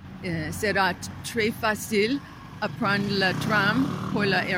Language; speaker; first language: French; non-native, learner; English